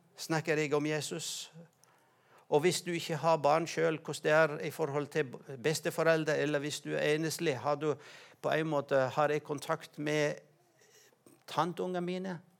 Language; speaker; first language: Norwegian; non-native, fluent; Arabic